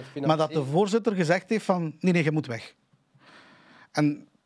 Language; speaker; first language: Dutch; non-native, fluent; Spanish